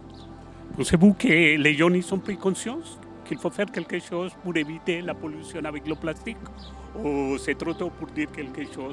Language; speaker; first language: French; non-native, fluent; Spanish